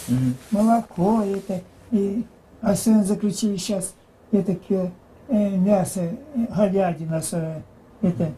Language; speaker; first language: Russian; native; Russian